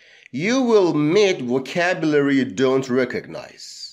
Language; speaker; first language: English; non-native, fluent; Persian